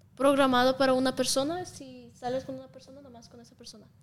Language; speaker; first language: Spanish; non-native, fluent; Russian